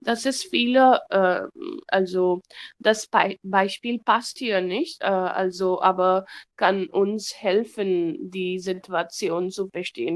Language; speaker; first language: German; non-native, learner; Hindi